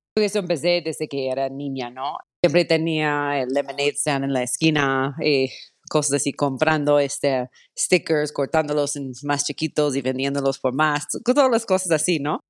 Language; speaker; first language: Spanish; non-native, fluent; English